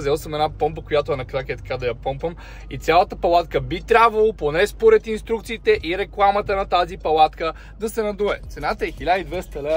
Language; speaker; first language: Bulgarian; native; Bulgarian